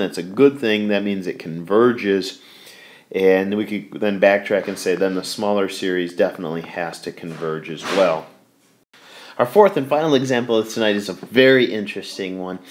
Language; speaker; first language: English; native; English